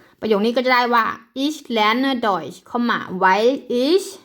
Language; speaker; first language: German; non-native, fluent; Thai